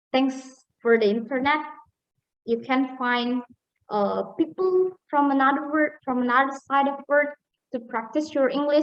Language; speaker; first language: English; non-native, fluent; Indonesian